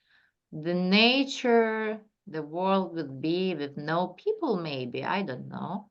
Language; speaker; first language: English; non-native, fluent; Turkish